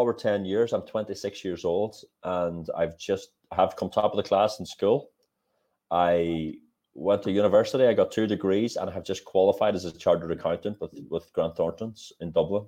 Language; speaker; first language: English; native; English